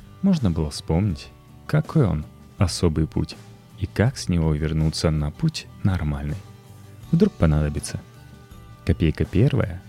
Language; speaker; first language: Russian; native; Russian